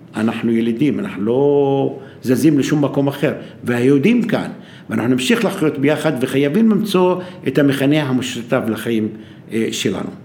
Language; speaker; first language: Hebrew; non-native, local second language; Arabic